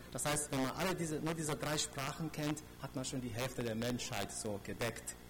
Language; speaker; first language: German; non-native, fluent; Romanian